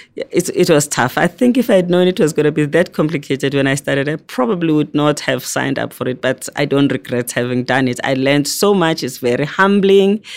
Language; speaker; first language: English; non-native, local second language; Zulu